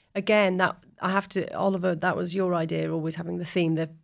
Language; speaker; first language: English; native; English